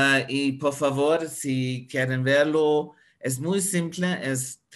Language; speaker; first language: Spanish; non-native, fluent; German